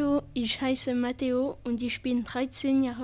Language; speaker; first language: German; non-native, learner; French